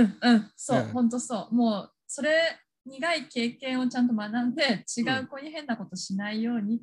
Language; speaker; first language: Japanese; native; Japanese